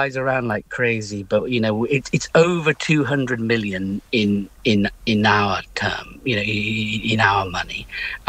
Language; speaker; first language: English; native; English